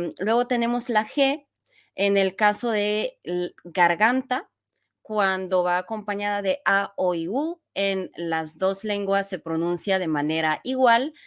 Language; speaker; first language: Spanish; non-native, fluent; Bulgarian